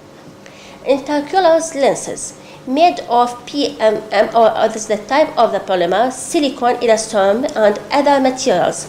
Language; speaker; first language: English; non-native, local second language; Arabic